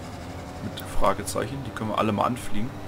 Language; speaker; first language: German; native; German